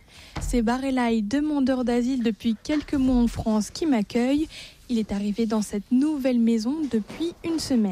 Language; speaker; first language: French; native; French